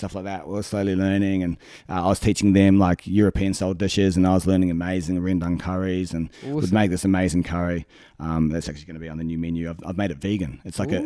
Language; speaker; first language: English; native; English